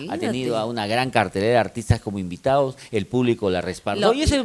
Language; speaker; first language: Spanish; native; Spanish